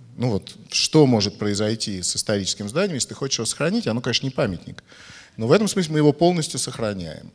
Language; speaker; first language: Russian; native; Russian